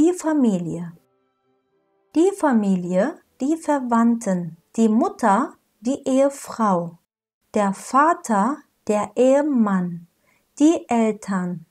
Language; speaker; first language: German; non-native, fluent; Turkish